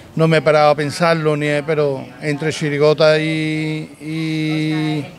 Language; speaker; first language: Spanish; native; Spanish